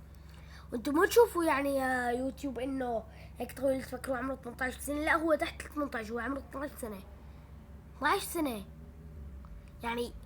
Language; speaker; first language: Arabic; native; Arabic